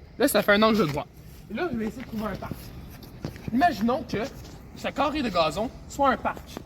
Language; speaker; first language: French; native; French